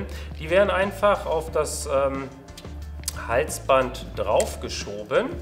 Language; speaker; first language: German; native; German